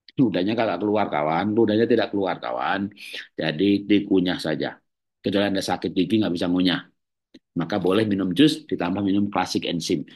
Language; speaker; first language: Indonesian; native; Indonesian